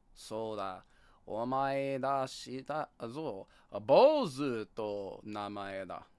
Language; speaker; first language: Japanese; non-native, learner; English